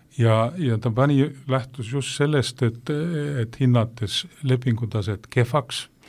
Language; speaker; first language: Estonian; native; Estonian